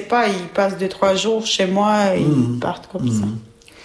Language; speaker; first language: French; non-native, learner; Albanian